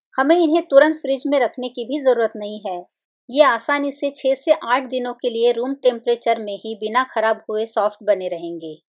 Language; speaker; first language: Hindi; non-native, local second language; Marathi